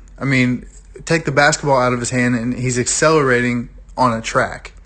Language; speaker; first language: English; native; English